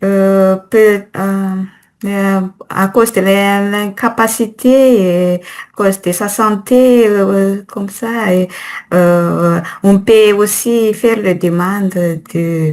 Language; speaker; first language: French; non-native, learner; Malagasy